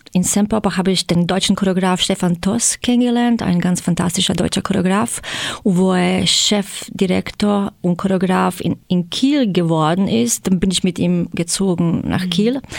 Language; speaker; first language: German; non-native, fluent; Croatian